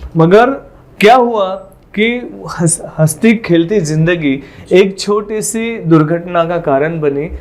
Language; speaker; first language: Hindi; non-native, local second language; Marathi